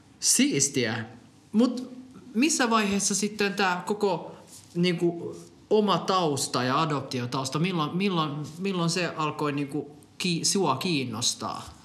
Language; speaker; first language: Finnish; non-native, local second language; Swedish